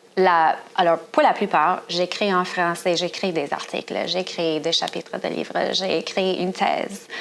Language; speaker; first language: French; non-native, fluent; English